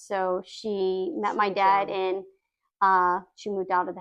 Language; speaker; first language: English; native; English